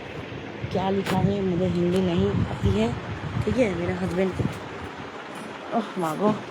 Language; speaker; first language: Hindi; non-native, local second language; Bangla